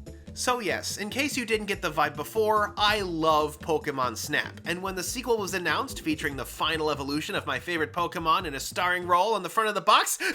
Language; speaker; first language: English; native; English